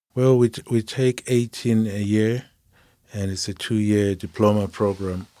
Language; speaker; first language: English; non-native, local second language; Shona